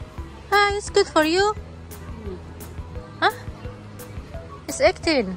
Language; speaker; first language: English; non-native, learner; Indonesian